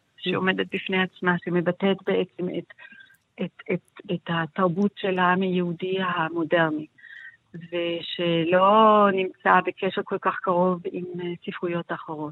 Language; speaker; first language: Hebrew; non-native, fluent; German